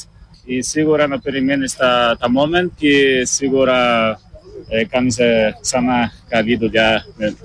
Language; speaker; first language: Greek; non-native, learner; Portuguese